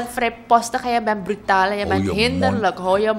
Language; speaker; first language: Dutch; native; Dutch